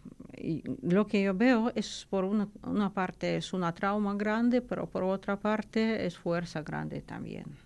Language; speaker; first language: Spanish; non-native, learner; Ukrainian